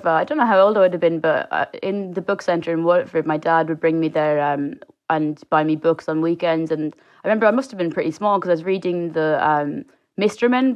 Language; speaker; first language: English; native; English